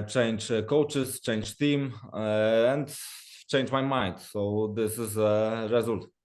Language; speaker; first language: English; non-native, learner; Polish